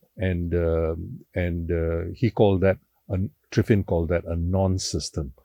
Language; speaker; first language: English; non-native, local second language; Tamil